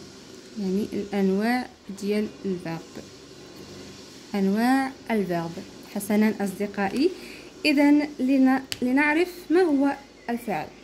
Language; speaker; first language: Arabic; native; Arabic